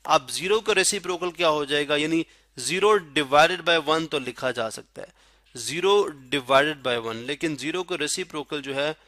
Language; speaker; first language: Urdu; non-native, local second language; Pashto